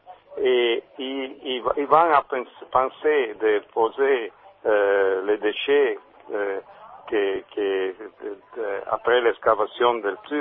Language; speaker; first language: French; non-native, learner; Italian